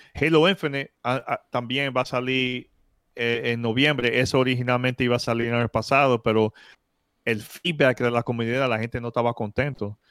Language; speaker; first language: Spanish; early bilingual, heritage; Spanish